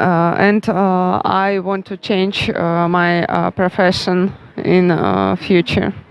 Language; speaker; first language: English; non-native, learner; Russian